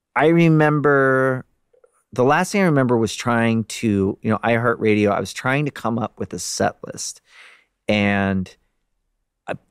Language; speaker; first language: English; native; English